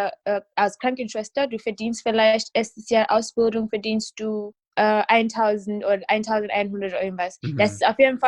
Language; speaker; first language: German; non-native, fluent; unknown